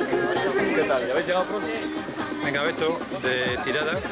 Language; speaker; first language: Spanish; native; Spanish